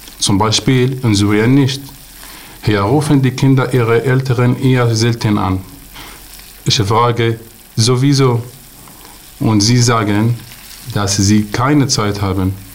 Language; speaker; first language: German; non-native, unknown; Arabic